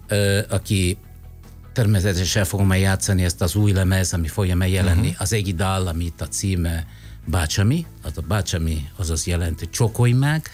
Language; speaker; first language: Hungarian; non-native, fluent; Italian